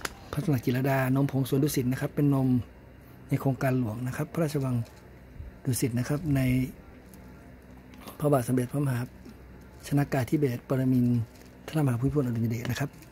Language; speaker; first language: Thai; native; Thai